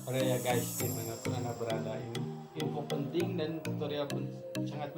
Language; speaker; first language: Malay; non-native, local second language; Sundanese